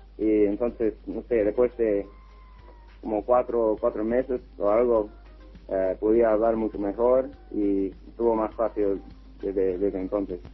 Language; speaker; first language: Spanish; non-native, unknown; English